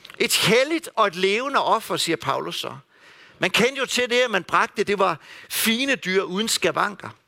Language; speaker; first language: Danish; native; Danish